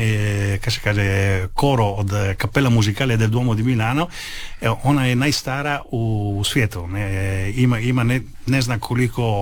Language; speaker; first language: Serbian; early bilingual, heritage; Italian